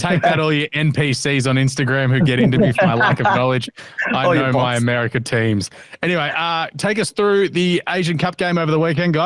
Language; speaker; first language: English; native; English